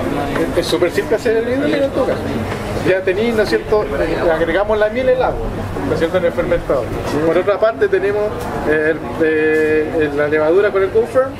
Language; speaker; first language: Spanish; native; Spanish